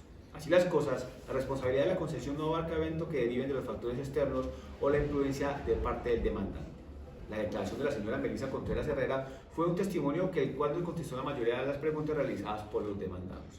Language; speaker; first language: Spanish; native; Spanish